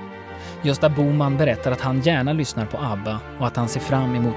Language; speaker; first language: Swedish; native; Swedish